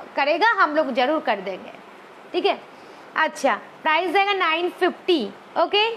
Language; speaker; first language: Hindi; non-native, local second language; Bangla